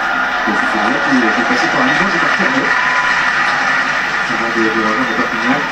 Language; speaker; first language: French; native; French